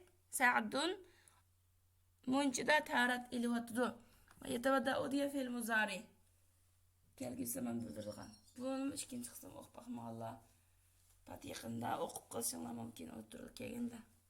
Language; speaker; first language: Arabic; non-native, fluent; Uyghur